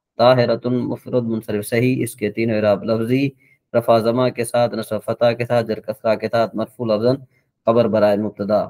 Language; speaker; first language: Urdu; native; Urdu